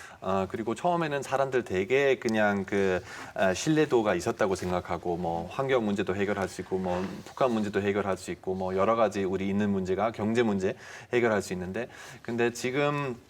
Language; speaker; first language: Korean; non-native, fluent; German